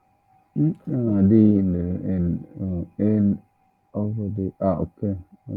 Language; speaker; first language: English; non-native, learner; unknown